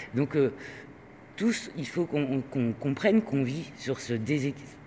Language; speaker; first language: French; non-native, fluent; Spanish